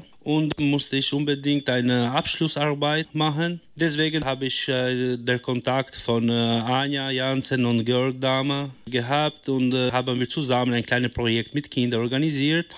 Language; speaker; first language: German; non-native, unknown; Albanian